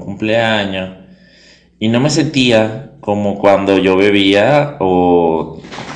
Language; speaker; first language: Spanish; native; Spanish